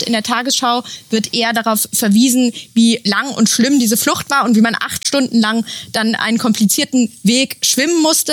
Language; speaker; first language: German; native; German